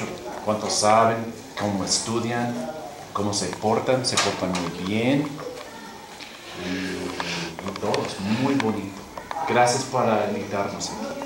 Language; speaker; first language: Spanish; non-native, fluent; English